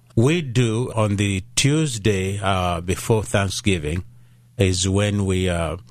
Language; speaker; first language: English; non-native, local second language; Ganda